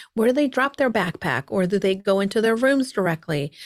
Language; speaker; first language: English; early bilingual, heritage; Spanish